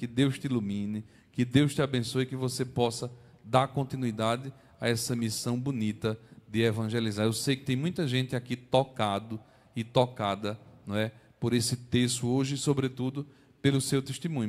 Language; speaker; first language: Portuguese; native; Portuguese